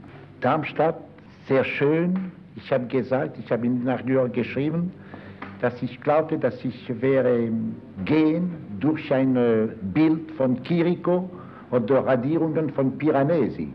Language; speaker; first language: German; non-native, fluent; French